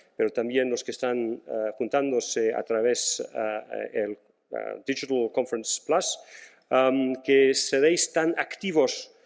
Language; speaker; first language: Spanish; non-native, fluent; English